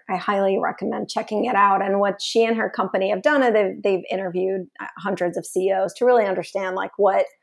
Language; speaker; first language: English; early bilingual, other home language; Russian